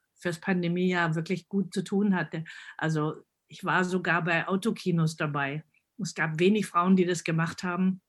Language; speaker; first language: German; early bilingual, other home language; Italian